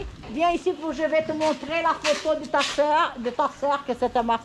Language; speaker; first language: French; non-native, fluent; Portuguese